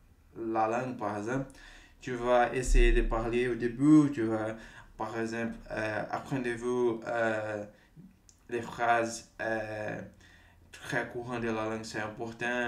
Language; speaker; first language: French; non-native, fluent; Portuguese